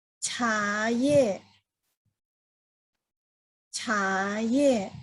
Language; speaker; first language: Chinese; non-native, fluent; Thai